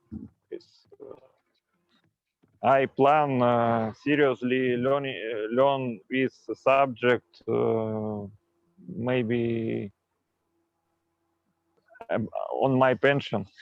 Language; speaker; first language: English; non-native, local second language; Russian